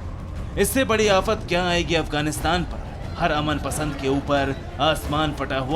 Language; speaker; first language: Hindi; native; Hindi